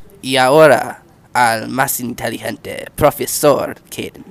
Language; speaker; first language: Spanish; non-native, learner; English